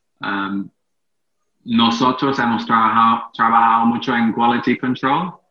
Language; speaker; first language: Spanish; non-native, fluent; English